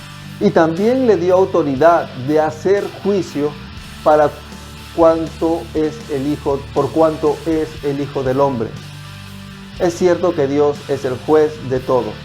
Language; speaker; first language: Spanish; native; Spanish